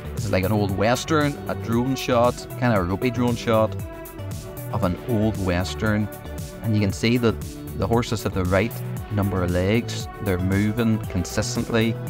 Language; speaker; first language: English; native; English